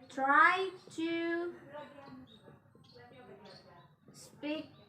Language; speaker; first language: English; non-native, learner; Indonesian